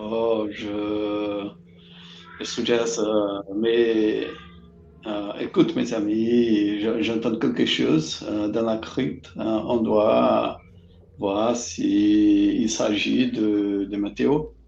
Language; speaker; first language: French; non-native, fluent; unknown